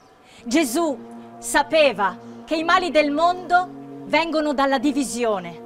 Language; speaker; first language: Italian; native; Italian